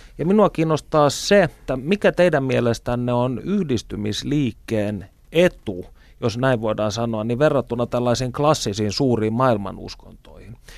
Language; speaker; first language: Finnish; native; Finnish